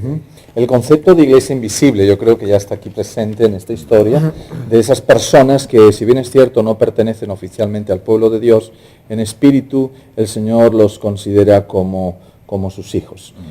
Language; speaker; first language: Spanish; native; Spanish